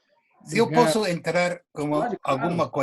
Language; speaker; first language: Portuguese; non-native, fluent; English